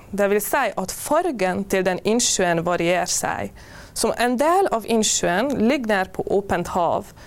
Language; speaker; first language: Norwegian; non-native, fluent; Hungarian